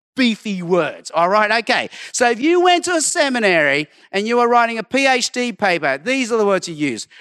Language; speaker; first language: English; native; English